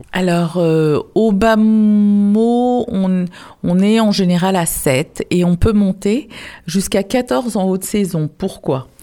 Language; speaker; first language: French; native; French